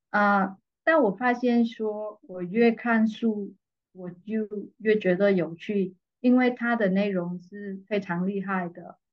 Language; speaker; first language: Chinese; non-native, fluent; Vietnamese